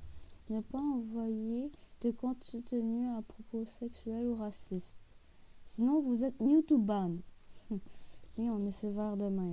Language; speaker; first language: French; native; French